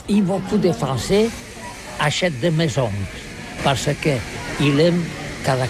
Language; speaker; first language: French; non-native, learner; Catalan